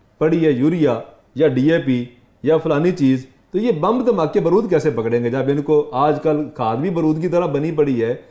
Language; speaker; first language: Urdu; non-native, local second language; Punjabi